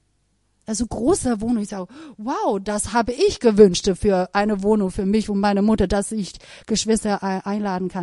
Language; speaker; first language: German; non-native, fluent; Persian